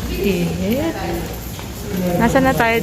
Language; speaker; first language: Filipino; native; Filipino